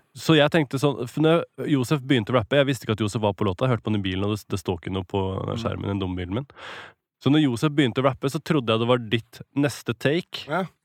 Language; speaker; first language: Norwegian; native; Norwegian